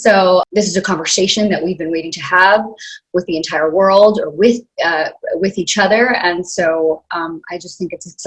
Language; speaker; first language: English; early bilingual, other home language; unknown